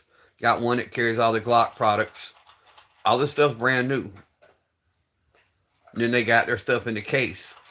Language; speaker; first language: English; native; English